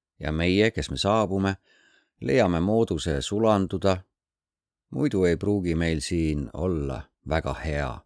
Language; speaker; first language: Estonian; non-native, fluent; Korean